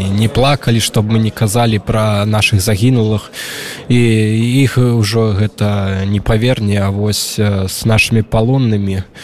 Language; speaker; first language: Belarusian; native; Belarusian